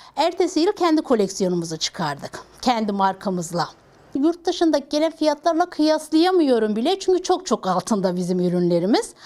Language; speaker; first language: Turkish; native; Turkish